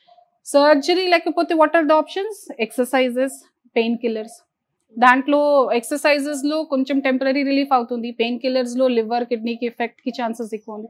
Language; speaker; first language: Telugu; non-native, fluent; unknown